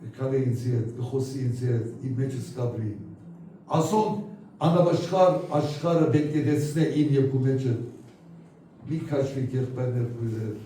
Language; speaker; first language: Armenian; native; Armenian